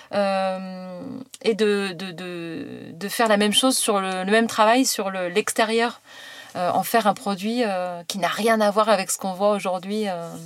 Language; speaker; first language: French; native; French